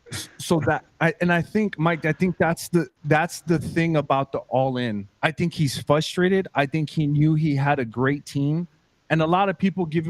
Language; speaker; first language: English; native; English